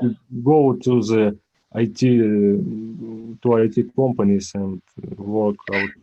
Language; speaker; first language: English; non-native, learner; Ukrainian